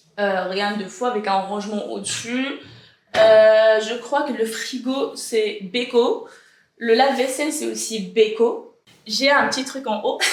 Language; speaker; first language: French; early bilingual, other home language; Arabic